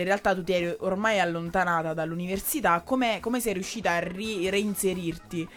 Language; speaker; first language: Italian; native; Italian